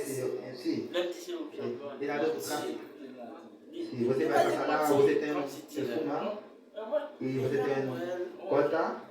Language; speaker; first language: Portuguese; non-native, learner; Haitian Creole